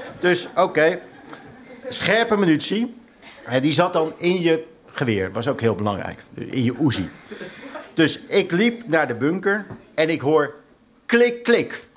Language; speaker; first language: Dutch; native; Dutch